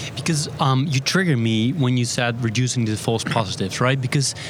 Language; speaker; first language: English; non-native, fluent; Dutch